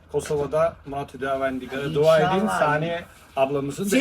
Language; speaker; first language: Turkish; native; Turkish